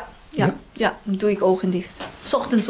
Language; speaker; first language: Dutch; non-native, fluent; Chinese